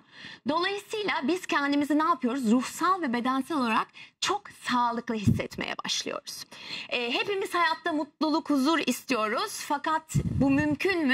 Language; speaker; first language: Turkish; native; Turkish